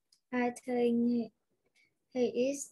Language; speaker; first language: English; non-native, learner; Vietnamese